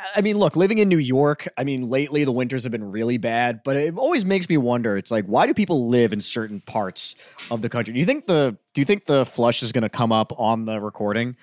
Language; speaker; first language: English; native; English